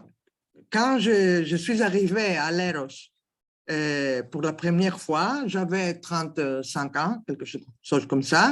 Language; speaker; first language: French; non-native, learner; Greek